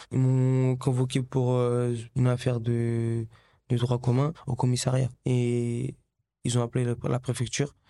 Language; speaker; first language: French; early bilingual, other home language; Kabuverdianu